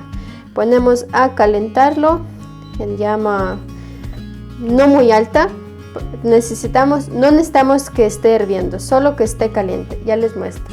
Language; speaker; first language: Spanish; non-native, fluent; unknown